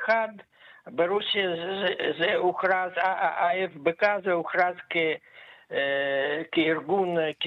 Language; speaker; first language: Hebrew; non-native, fluent; Russian